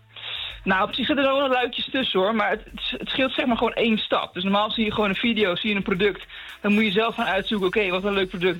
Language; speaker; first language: Dutch; native; Dutch